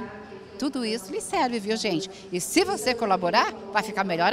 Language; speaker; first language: Portuguese; native; Portuguese